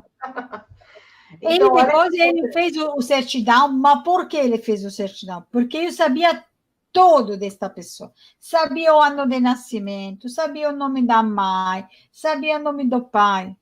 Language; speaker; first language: Portuguese; non-native, fluent; Italian